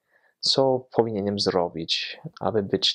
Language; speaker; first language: Polish; non-native, fluent; English